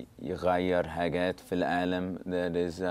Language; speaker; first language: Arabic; early bilingual, heritage; English